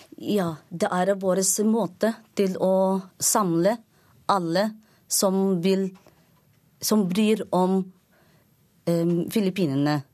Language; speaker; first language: Norwegian; non-native, fluent; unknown